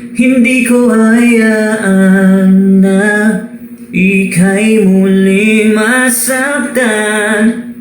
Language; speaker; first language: Filipino; non-native, local second language; Waray